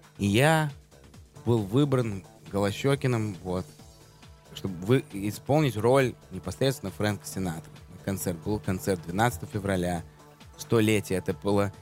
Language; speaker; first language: Russian; early bilingual, heritage; Russian